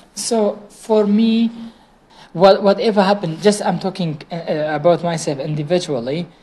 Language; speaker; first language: English; non-native, fluent; Kurdish